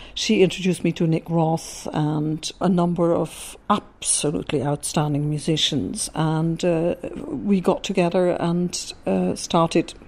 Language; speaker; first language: English; non-native, fluent; Dutch